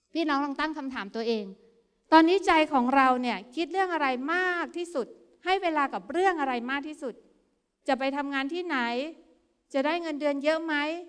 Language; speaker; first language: Thai; native; Thai